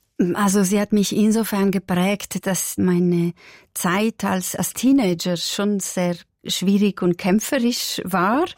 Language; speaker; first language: German; non-native, local second language; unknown